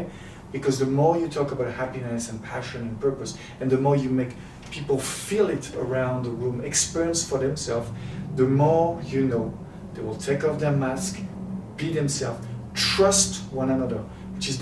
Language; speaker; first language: English; non-native, fluent; French